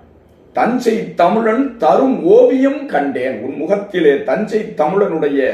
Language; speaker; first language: Tamil; native; Tamil